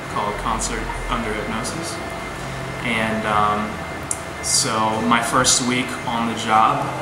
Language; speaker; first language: English; native; English